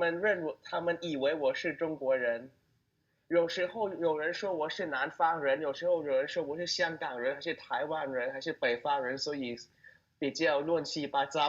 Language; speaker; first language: Chinese; non-native, fluent; Thai